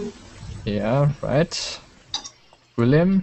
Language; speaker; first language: English; non-native, learner; German